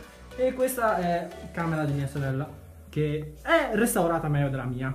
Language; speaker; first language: Italian; early bilingual, other home language; Chinese